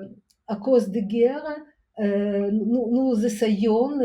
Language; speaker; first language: French; non-native, fluent; Ukrainian